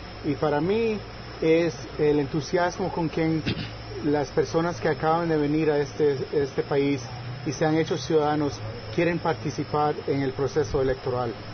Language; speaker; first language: Spanish; native; Spanish